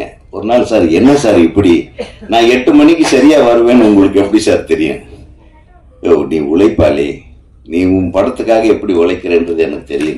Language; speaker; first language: Tamil; native; Tamil